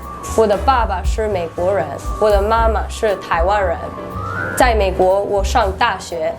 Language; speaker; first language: Chinese; early bilingual, heritage; English